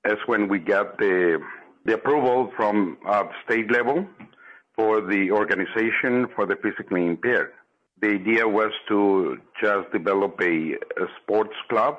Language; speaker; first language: English; non-native, fluent; Spanish